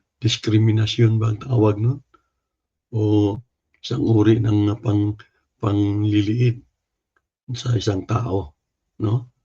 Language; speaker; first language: Filipino; non-native, local second language; Cebuano